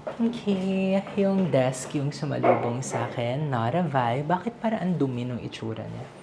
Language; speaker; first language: Filipino; native; Filipino